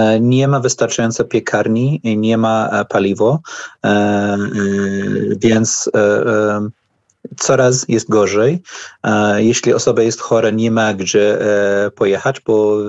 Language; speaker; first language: Polish; non-native, learner; Arabic